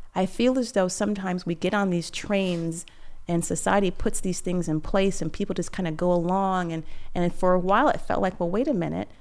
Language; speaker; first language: English; native; English